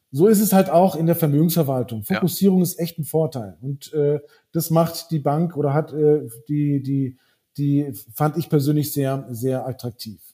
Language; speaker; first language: German; early bilingual, heritage; German